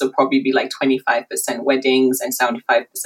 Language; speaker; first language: English; native; English